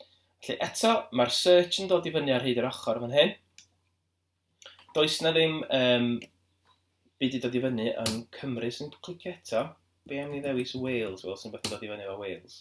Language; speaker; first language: Welsh; native; Welsh